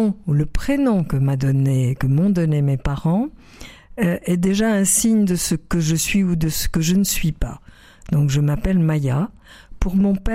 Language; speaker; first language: French; native; French